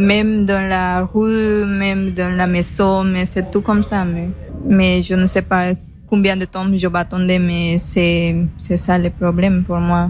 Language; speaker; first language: French; non-native, learner; Spanish